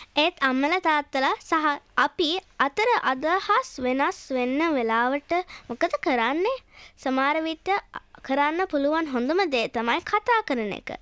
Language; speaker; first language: Sinhala; early bilingual, heritage; Sinhala